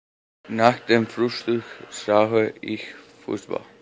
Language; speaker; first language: German; non-native, learner; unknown